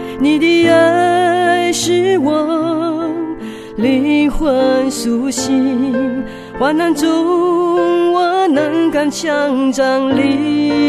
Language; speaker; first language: Chinese; native; Chinese